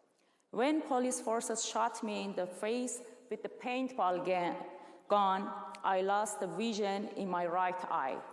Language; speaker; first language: English; non-native, learner; Persian